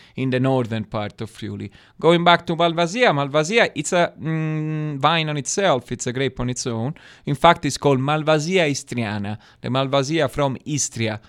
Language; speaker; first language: English; non-native, fluent; Italian